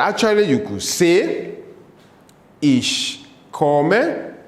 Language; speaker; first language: German; non-native, fluent; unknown